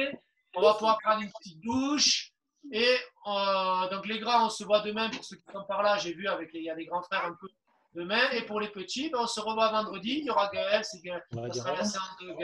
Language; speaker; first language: French; native; French